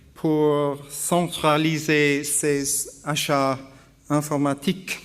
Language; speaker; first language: French; non-native, learner; English